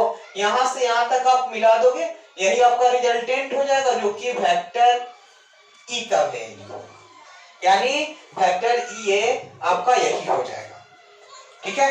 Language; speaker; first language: Hindi; native; Hindi